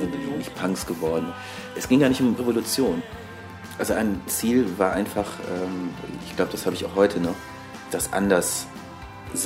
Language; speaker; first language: German; native; German